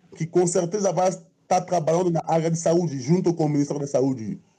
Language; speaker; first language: Portuguese; non-native, fluent; French